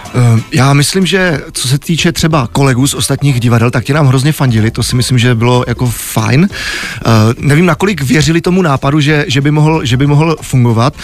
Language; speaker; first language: Czech; native; Czech